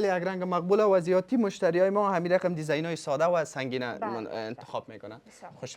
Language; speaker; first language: Persian; native; Persian